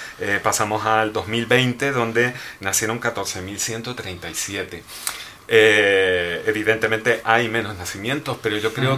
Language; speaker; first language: Spanish; native; Spanish